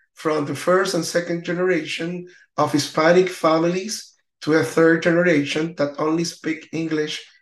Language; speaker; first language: English; non-native, learner; Spanish